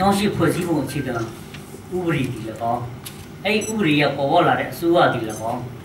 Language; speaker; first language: Burmese; non-native, local second language; S'gaw Karen